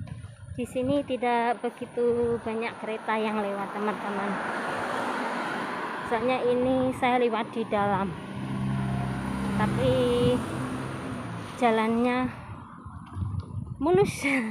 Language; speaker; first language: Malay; non-native, local second language; Javanese